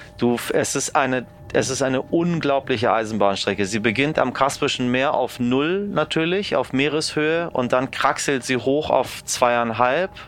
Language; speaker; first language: German; early bilingual, other home language; Persian